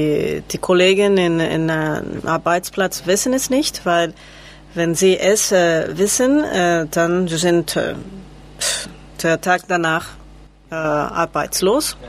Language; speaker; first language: German; non-native, learner; Spanish